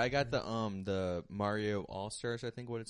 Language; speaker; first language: English; native; English